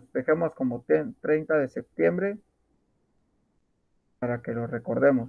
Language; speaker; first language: Spanish; native; Spanish